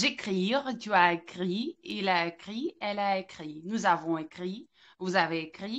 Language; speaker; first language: French; non-native, learner; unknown